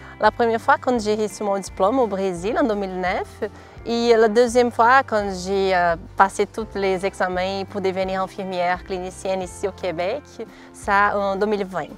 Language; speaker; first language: French; non-native, fluent; Portuguese